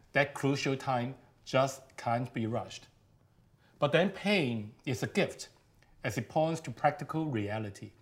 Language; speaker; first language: English; non-native, local second language; Cantonese